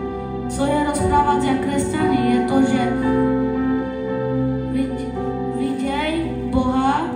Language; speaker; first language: Czech; non-native, local second language; Slovak